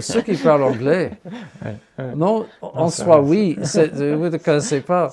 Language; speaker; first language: French; non-native, fluent; English